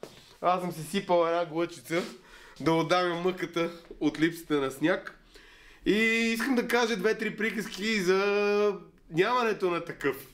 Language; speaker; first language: Bulgarian; native; Bulgarian